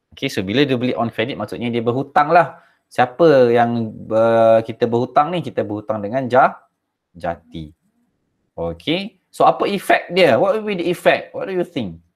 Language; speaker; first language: Malay; native; Malay